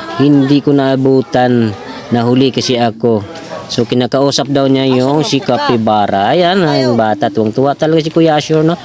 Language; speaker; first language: Filipino; non-native, local second language; Cebuano